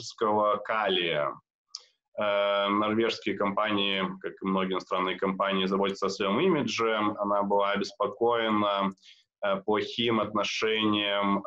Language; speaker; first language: Russian; native; Russian